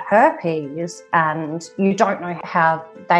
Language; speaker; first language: English; native; English